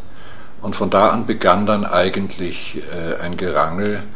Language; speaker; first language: German; native; German